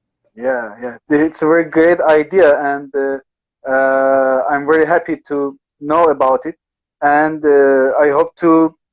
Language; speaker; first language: English; non-native, learner; Persian